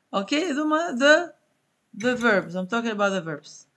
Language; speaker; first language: English; non-native, fluent; Arabic